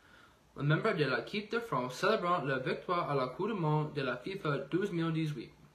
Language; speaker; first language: French; non-native, learner; English